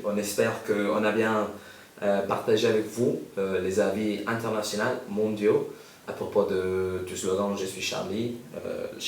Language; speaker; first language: French; non-native, fluent; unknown